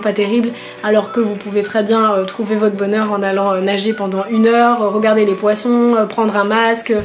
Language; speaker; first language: French; native; French